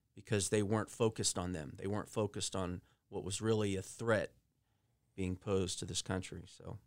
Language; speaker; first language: English; early bilingual, other home language; Italian